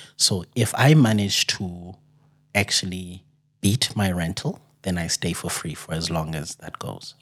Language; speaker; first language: English; non-native, local second language; Xhosa